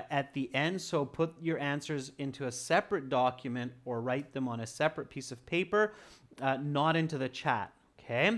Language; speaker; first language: English; native; English